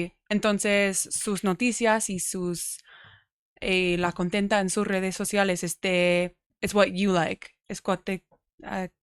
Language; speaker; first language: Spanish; non-native, learner; English